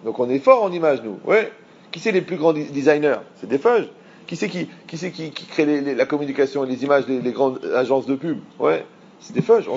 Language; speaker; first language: French; native; French